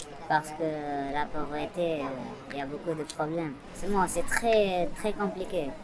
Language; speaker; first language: French; non-native, learner; Arabic